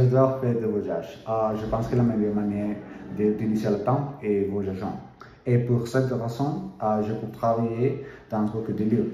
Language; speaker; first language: French; non-native, learner; Spanish